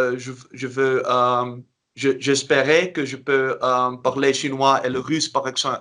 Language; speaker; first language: French; non-native, learner; Dutch